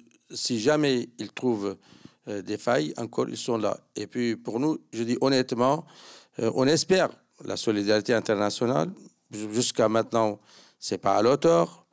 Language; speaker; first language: French; non-native, fluent; Kurdish